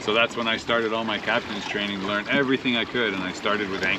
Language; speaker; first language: English; native; English